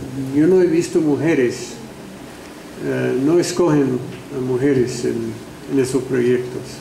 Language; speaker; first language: Spanish; non-native, fluent; English